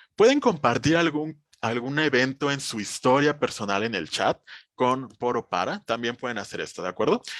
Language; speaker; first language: Spanish; native; Spanish